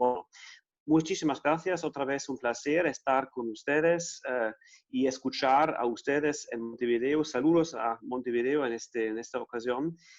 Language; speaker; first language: Spanish; non-native, fluent; German